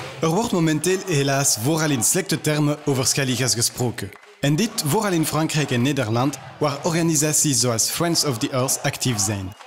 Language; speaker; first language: Dutch; non-native, local second language; French